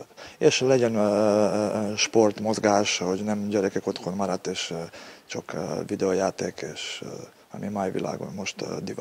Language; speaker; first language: Hungarian; non-native, learner; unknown